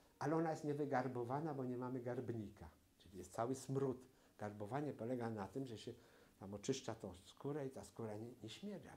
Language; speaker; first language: Polish; native; Polish